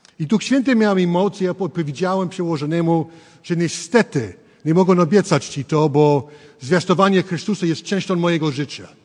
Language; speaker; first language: Polish; early bilingual, heritage; English